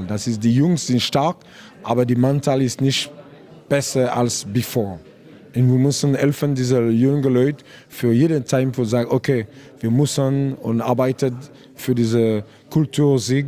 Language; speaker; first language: German; non-native, learner; French